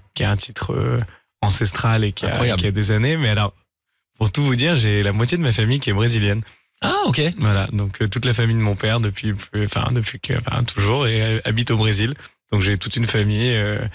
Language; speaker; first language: French; native; French